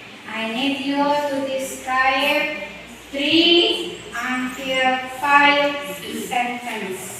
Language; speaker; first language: English; non-native, learner; Indonesian